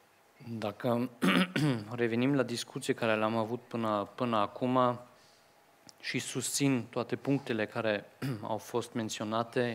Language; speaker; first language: Romanian; non-native, fluent; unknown